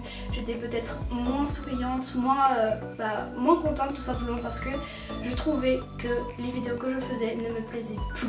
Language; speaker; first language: French; native; French